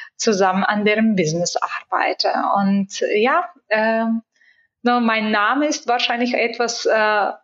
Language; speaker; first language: German; non-native, fluent; Bulgarian